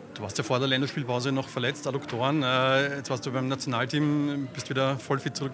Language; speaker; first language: German; native; German